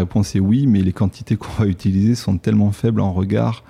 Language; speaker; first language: French; native; French